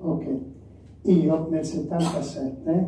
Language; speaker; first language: Italian; non-native, fluent; Arabic